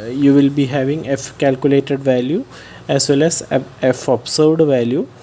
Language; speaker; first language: English; non-native, local second language; Malayalam